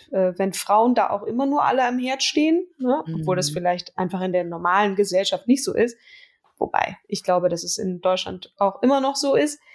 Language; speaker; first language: German; native; German